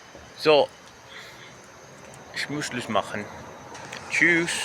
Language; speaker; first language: German; non-native, learner; Portuguese